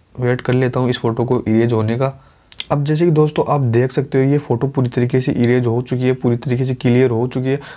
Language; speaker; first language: Hindi; native; Hindi